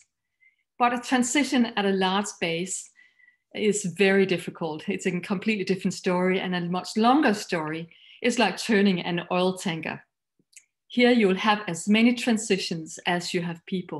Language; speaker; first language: English; non-native, fluent; Danish